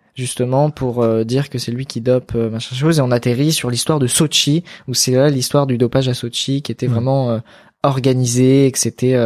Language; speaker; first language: French; native; French